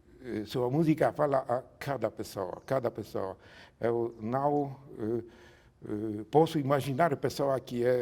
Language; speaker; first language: Portuguese; non-native, learner; Polish